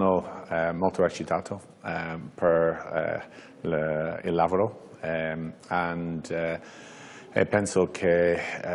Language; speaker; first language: Italian; non-native, learner; English